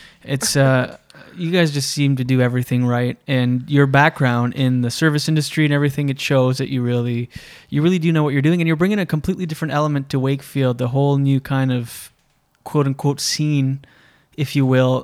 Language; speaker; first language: English; early bilingual, other home language; French